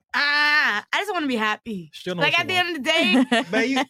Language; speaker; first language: English; native; English